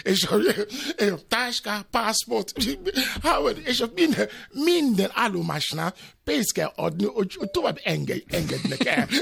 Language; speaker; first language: Hungarian; non-native, fluent; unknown